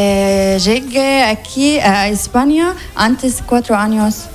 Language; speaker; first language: Spanish; non-native, learner; Arabic